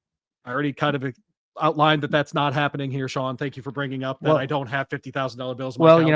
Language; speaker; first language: English; native; English